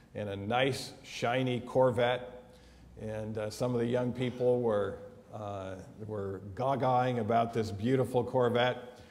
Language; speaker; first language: English; native; English